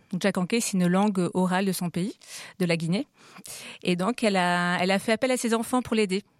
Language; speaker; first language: French; native; French